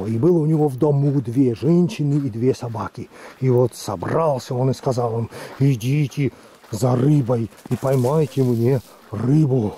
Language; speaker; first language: Russian; native; Russian